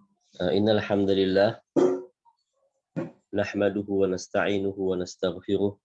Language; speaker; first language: Arabic; non-native, fluent; Indonesian